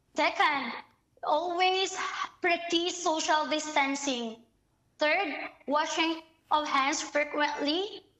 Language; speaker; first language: English; non-native, local second language; Filipino